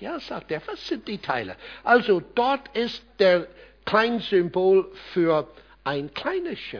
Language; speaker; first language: German; non-native, fluent; English